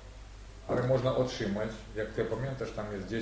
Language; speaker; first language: Polish; non-native, learner; Russian